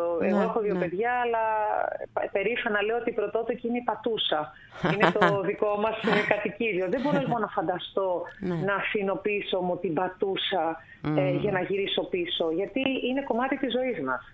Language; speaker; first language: Greek; native; Greek